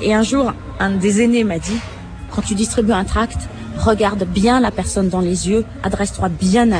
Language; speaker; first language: French; native; French